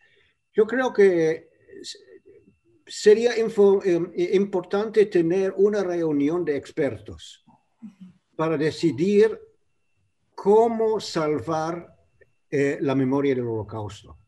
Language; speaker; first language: Spanish; non-native, fluent; English